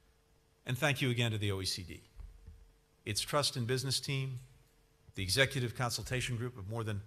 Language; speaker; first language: English; native; English